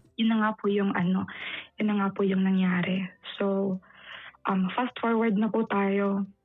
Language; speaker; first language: Filipino; native; Filipino